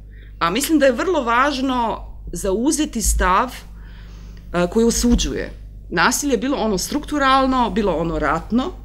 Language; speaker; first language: Croatian; native; Croatian